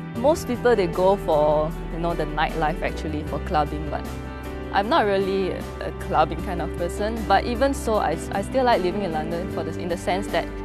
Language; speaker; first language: English; non-native, local second language; Chinese